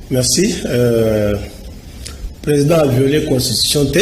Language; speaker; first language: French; non-native, local second language; Lingala